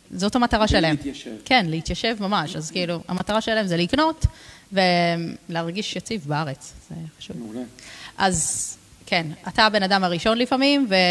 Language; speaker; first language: Hebrew; non-native, fluent; English